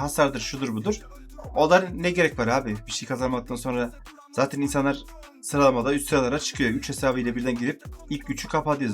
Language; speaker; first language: Turkish; native; Turkish